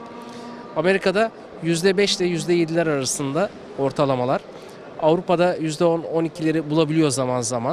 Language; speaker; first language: Turkish; native; Turkish